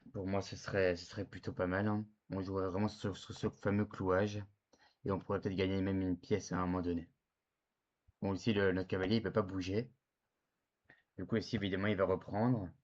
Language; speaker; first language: French; native; French